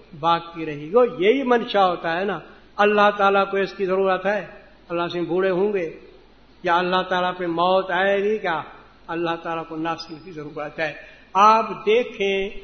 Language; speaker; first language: Urdu; non-native, local second language; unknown